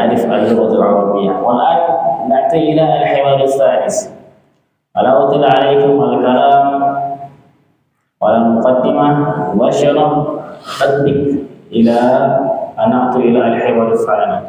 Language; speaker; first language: Arabic; non-native, fluent; Indonesian